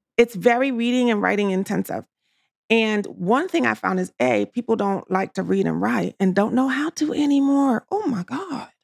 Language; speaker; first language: English; native; English